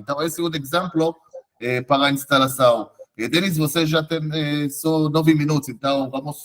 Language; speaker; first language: Portuguese; non-native, fluent; Hebrew